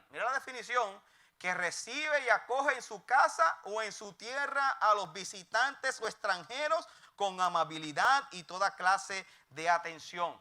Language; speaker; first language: Spanish; native; Spanish